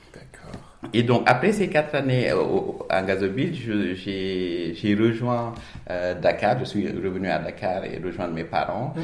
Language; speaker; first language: French; non-native, local second language; Wolof